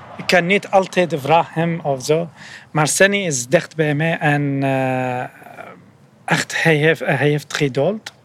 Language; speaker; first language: Dutch; non-native, learner; Arabic